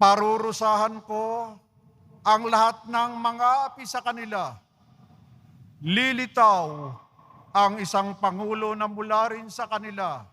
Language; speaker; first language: Filipino; native; Filipino